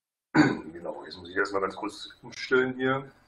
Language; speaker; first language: German; native; German